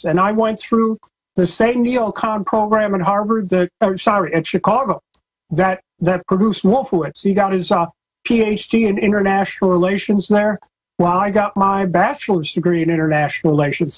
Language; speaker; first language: English; native; English